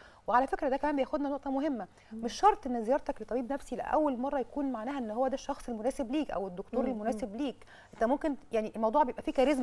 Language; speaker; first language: Arabic; native; Arabic